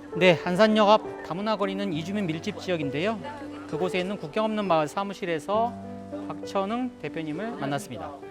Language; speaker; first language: Korean; native; Korean